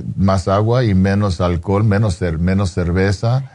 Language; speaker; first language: Spanish; early bilingual, heritage; Spanish